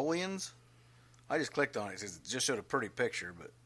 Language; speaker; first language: English; native; English